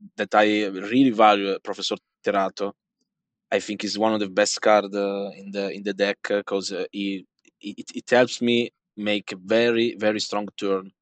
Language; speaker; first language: English; non-native, fluent; Italian